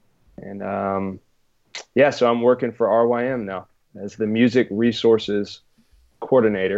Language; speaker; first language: English; native; English